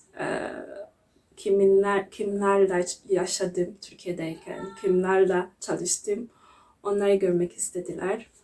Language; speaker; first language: Turkish; non-native, learner; Kinyarwanda